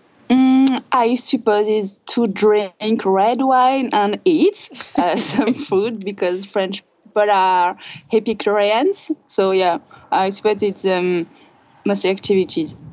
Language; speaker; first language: English; non-native, learner; French